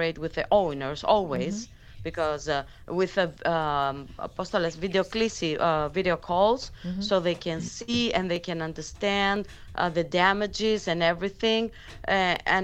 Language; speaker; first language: English; non-native, fluent; Greek